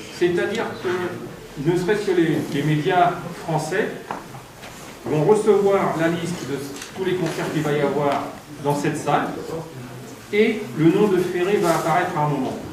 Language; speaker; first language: French; native; French